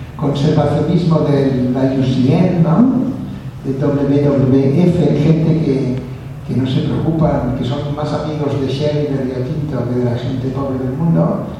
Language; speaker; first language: Spanish; non-native, local second language; Catalan